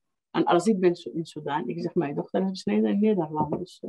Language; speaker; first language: Dutch; non-native, fluent; Arabic